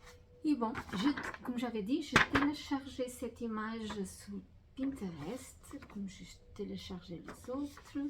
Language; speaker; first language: French; non-native, fluent; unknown